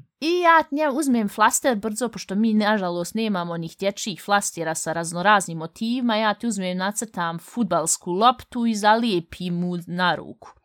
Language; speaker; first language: Bosnian; early bilingual, heritage; Bosnian